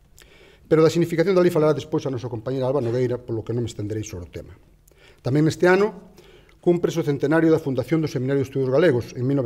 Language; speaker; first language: Galician; native; Galician